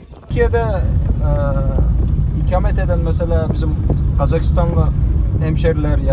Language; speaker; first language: Turkish; non-native, local second language; Kazakh